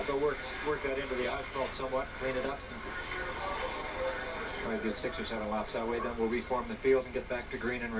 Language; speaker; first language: English; native; English